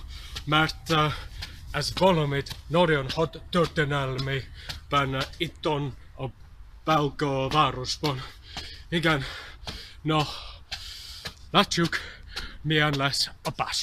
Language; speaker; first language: Hungarian; non-native, learner; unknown